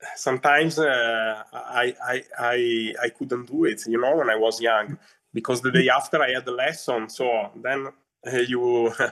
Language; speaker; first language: English; non-native, fluent; Italian